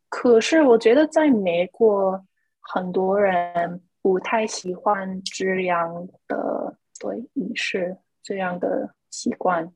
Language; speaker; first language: Chinese; non-native, fluent; English